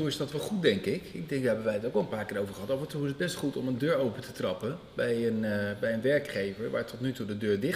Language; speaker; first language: Dutch; native; Dutch